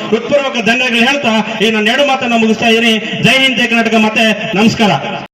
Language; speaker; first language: Kannada; non-native, local second language; Urdu